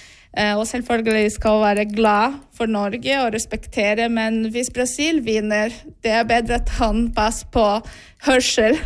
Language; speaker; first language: Norwegian; non-native, fluent; Portuguese